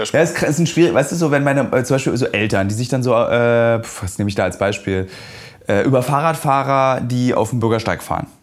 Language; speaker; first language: German; native; German